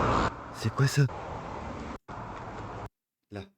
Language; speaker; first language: French; native; French